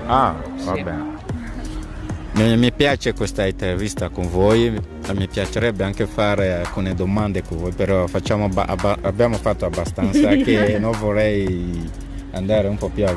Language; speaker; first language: Italian; non-native, fluent; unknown